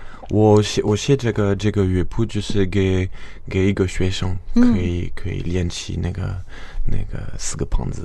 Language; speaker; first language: Chinese; non-native, fluent; French